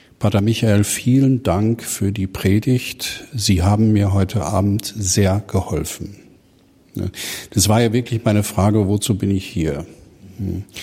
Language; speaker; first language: German; native; German